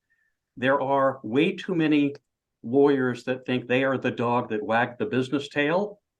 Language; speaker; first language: English; native; English